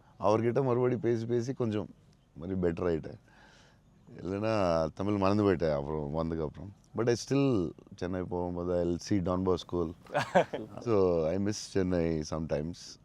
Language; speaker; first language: Tamil; non-native, local second language; Telugu